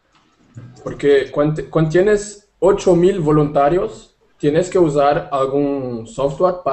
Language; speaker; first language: Spanish; non-native, fluent; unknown